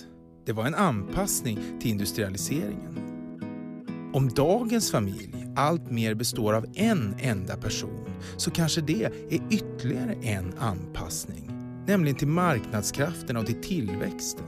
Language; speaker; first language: Swedish; native; Swedish